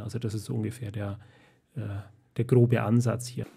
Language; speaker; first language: German; native; German